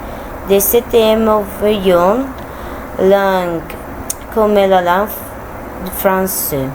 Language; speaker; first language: French; non-native, learner; Spanish